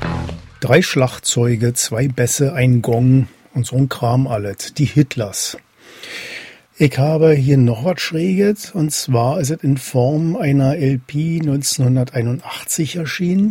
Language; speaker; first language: German; native; German